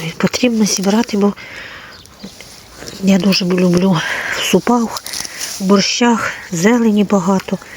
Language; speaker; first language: Ukrainian; native; Ukrainian